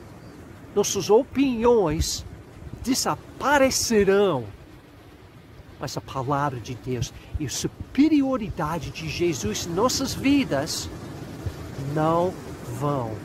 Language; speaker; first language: Portuguese; non-native, fluent; English